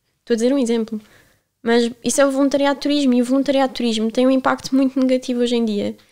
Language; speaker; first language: Portuguese; native; Portuguese